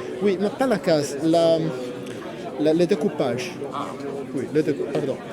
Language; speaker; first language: French; non-native, fluent; Italian